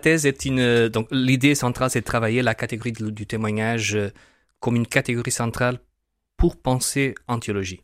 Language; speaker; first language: French; non-native, fluent; Portuguese